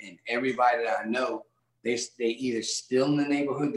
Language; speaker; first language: English; native; English